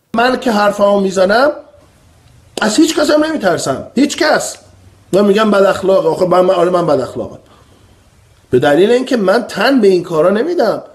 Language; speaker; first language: Persian; native; Persian